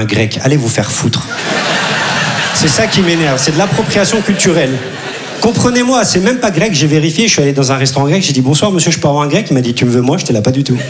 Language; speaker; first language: French; early bilingual, other home language; Turkish